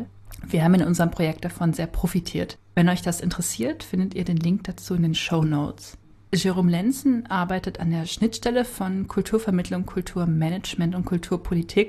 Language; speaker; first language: German; native; German